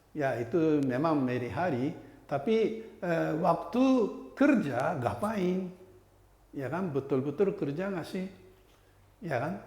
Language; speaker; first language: Indonesian; non-native, fluent; Japanese